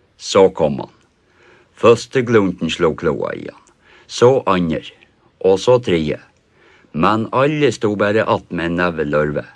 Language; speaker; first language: Norwegian; native; Norwegian